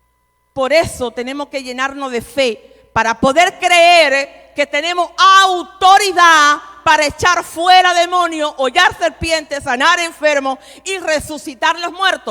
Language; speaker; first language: Spanish; native; Spanish